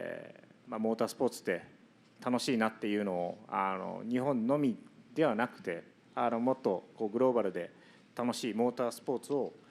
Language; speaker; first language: Japanese; native; Japanese